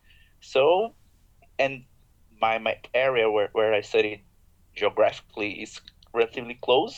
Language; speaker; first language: English; non-native, fluent; Portuguese